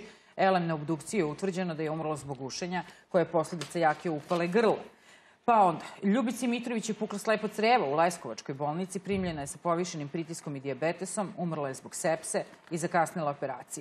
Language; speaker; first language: Serbian; native; Serbian